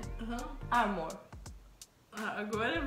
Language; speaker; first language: Portuguese; non-native, fluent; English